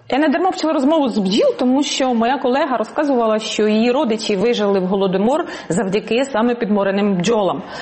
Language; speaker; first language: Ukrainian; native; Ukrainian